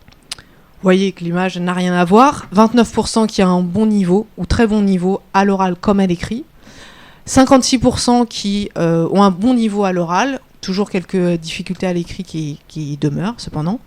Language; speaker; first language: French; native; French